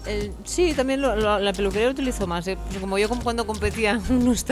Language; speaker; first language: Spanish; native; Spanish